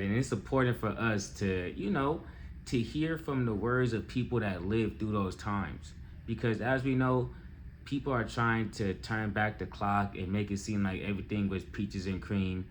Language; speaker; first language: English; native; English